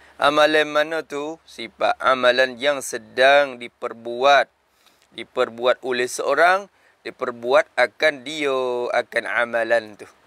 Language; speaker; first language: Malay; native; Malay